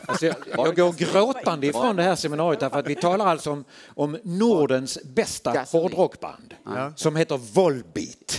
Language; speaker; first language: Swedish; native; Swedish